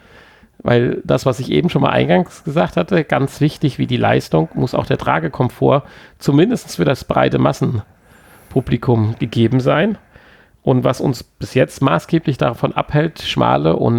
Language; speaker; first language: German; native; German